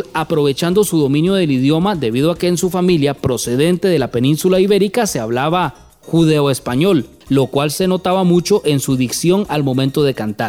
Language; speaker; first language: Spanish; native; Spanish